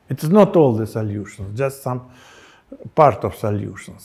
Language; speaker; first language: English; non-native, fluent; Russian